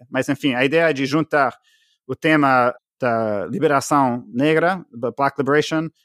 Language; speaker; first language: Portuguese; non-native, fluent; English